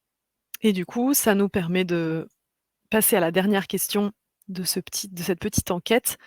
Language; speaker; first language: French; native; French